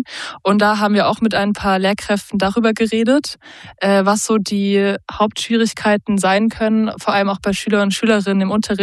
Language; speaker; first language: German; native; German